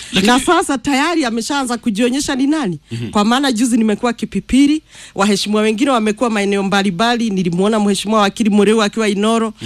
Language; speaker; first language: Swahili; non-native, local second language; Kikuyu